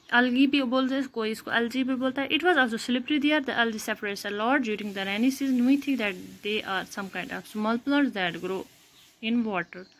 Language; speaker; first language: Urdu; non-native, local second language; Kashmiri